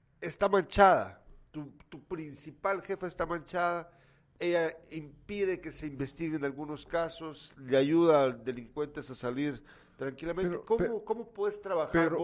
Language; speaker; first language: Spanish; native; Spanish